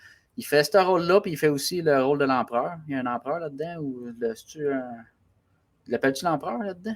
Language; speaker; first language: French; native; French